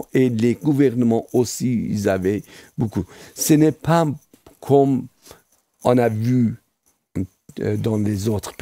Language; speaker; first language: French; non-native, fluent; Persian